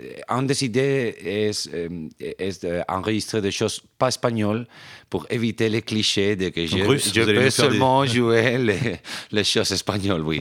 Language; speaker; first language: French; non-native, fluent; Spanish